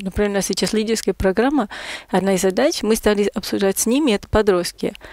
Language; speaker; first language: Russian; non-native, fluent; English